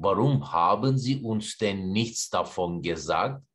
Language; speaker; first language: German; non-native, fluent; Turkish